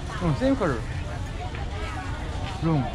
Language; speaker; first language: English; non-native, learner; Korean